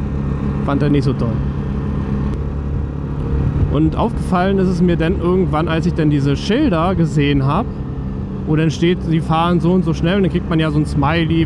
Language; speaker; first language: German; native; German